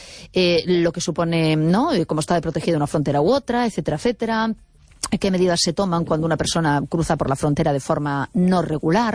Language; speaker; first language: Spanish; native; Spanish